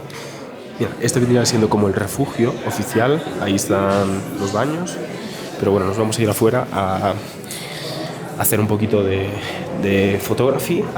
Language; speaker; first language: Spanish; native; Spanish